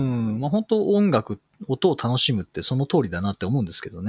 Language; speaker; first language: Japanese; native; Japanese